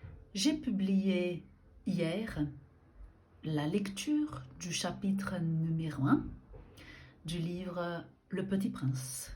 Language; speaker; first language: French; non-native, fluent; Portuguese